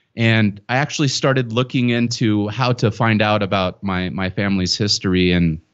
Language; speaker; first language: English; native; English